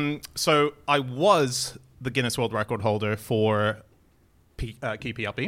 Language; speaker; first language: English; native; English